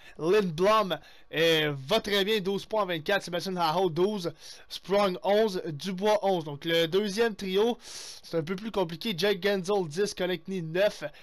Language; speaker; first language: French; native; French